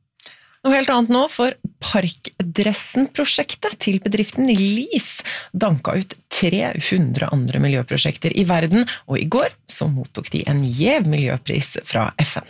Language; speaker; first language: Norwegian; native; Norwegian